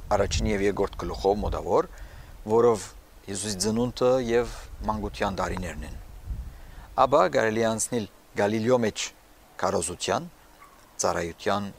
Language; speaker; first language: Armenian; early bilingual, heritage; Armenian